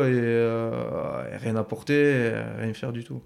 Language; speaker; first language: French; native; French